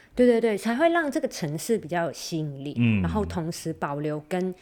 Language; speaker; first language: Chinese; non-native, local second language; Cantonese